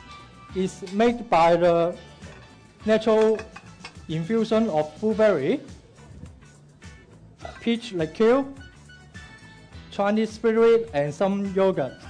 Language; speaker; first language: English; non-native, local second language; Cantonese